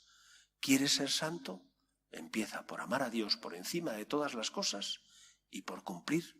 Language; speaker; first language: Spanish; native; Spanish